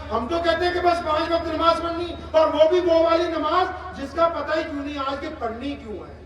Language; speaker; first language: Urdu; non-native, local second language; Punjabi